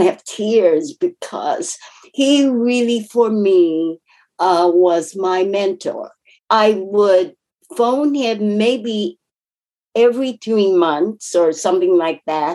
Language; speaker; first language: English; non-native, fluent; Japanese